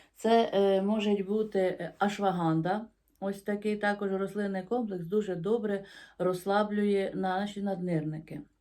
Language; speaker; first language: Ukrainian; non-native, local second language; Russian